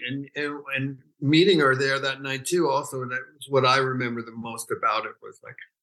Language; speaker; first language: English; native; English